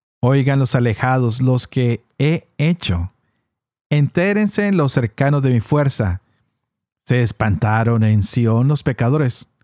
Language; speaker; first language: Spanish; native; Spanish